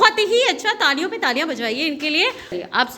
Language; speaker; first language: Hindi; native; Hindi